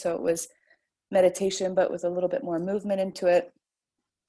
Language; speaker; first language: English; native; English